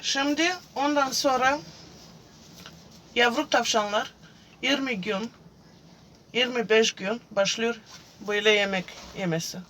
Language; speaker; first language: Turkish; non-native, fluent; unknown